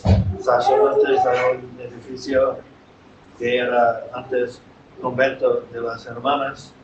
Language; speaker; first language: Spanish; non-native, fluent; English